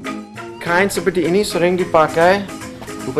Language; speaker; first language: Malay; non-native, fluent; English